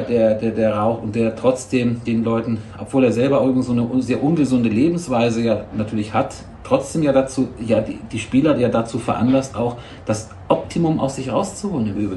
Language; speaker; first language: German; native; German